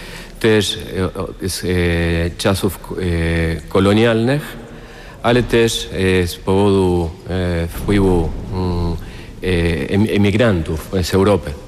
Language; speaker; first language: Polish; non-native, fluent; Spanish